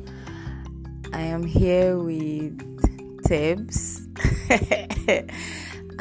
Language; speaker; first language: English; non-native, local second language; French